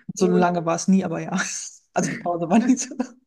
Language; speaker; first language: German; native; German